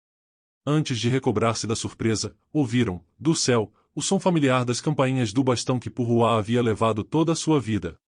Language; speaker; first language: Portuguese; native; Portuguese